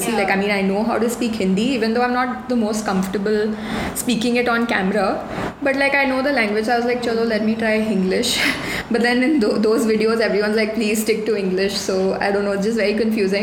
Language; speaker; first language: English; non-native, local second language; Hindi